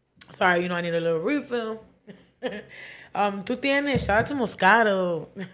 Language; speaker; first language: English; early bilingual, other home language; Spanish